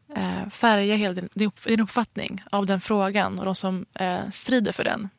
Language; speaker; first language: Swedish; early bilingual, other home language; Persian